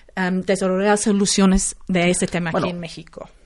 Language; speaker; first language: Spanish; non-native, fluent; English